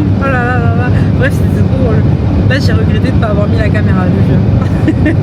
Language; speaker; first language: French; native; French